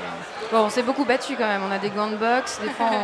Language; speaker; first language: French; native; French